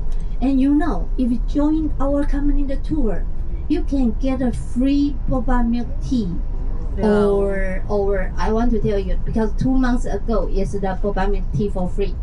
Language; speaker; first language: English; non-native, learner; Chinese